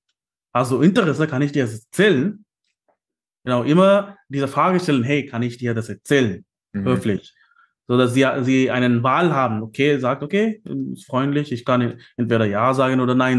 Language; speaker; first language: German; non-native, learner; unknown